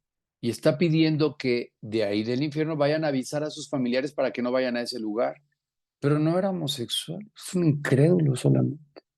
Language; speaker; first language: Spanish; native; Spanish